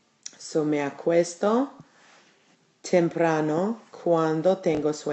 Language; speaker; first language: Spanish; non-native, fluent; English